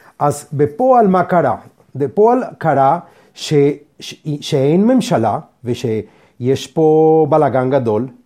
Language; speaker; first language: Hebrew; non-native, fluent; English